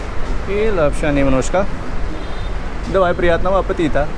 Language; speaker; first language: Russian; non-native, learner; Hindi